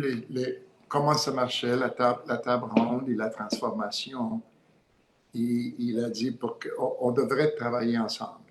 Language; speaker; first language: French; non-native, learner; English